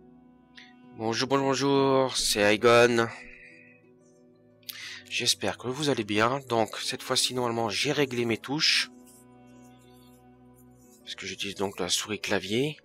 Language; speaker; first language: French; native; French